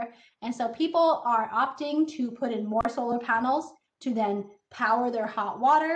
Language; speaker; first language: English; native; English